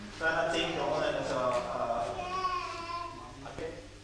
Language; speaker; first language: German; non-native, learner; Czech